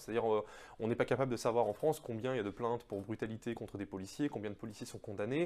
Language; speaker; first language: French; native; French